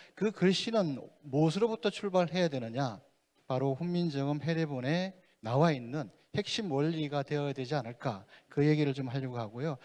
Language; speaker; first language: Korean; native; Korean